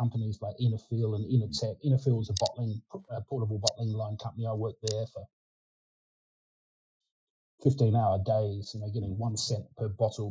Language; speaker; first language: English; early bilingual, other home language; Ukrainian